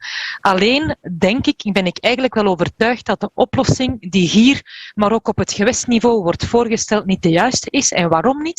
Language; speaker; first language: Dutch; native; Dutch